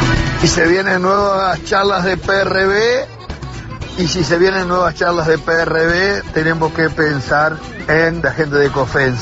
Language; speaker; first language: Spanish; native; Spanish